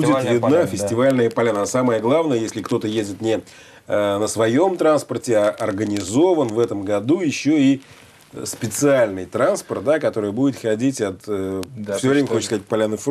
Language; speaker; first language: Russian; native; Russian